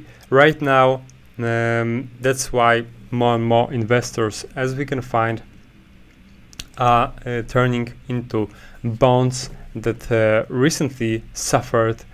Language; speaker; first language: English; non-native, fluent; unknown